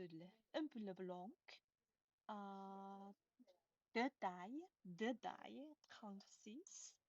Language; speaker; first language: French; non-native, learner; Chinese